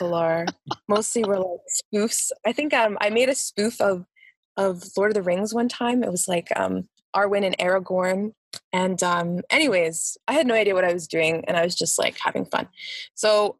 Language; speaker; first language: English; native; English